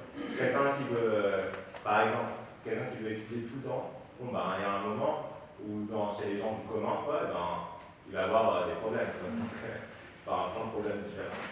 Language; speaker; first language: French; native; French